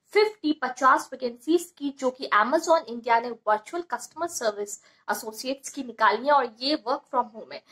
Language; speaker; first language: Hindi; native; Hindi